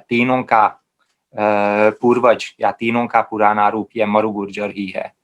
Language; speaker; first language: Hindi; non-native, fluent; Hungarian